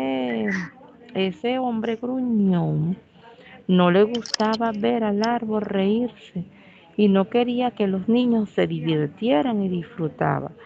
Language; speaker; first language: Spanish; native; Spanish